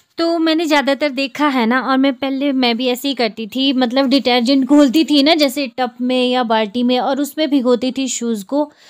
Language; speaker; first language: Hindi; native; Hindi